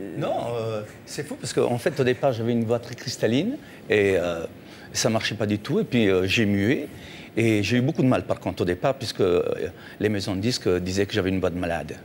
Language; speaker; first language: French; early bilingual, other home language; Italian